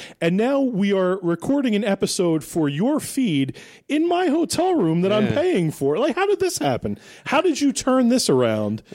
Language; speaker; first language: English; native; English